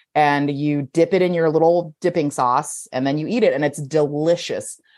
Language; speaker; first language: English; native; English